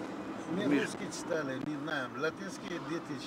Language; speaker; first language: Russian; non-native, local second language; Uzbek